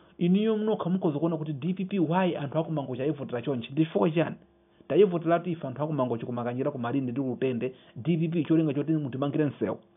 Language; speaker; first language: Nyanja; non-native, local second language; Yao